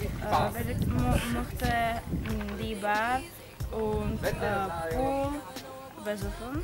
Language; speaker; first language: German; non-native, learner; Czech